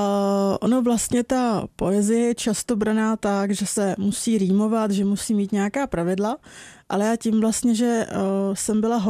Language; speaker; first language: Czech; native; Czech